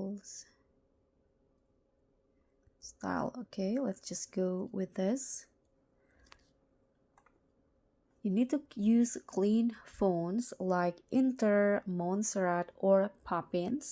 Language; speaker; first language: English; non-native, fluent; Indonesian